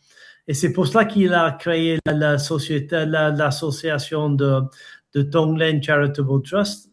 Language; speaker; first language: French; non-native, fluent; English